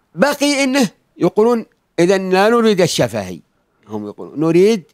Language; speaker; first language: Arabic; native; Arabic